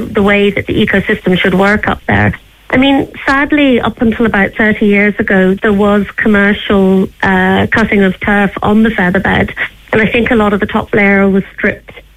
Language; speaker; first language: English; native; English